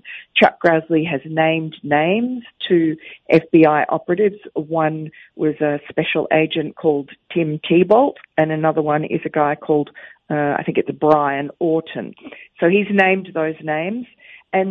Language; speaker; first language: English; native; English